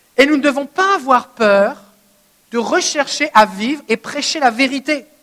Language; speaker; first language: French; native; French